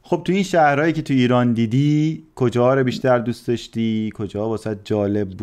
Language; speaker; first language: Persian; native; Persian